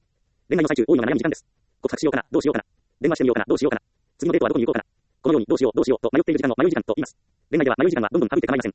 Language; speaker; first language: Japanese; native; Japanese